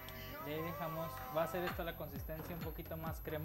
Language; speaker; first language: Spanish; native; Spanish